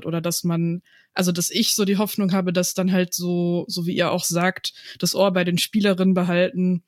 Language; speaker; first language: German; native; German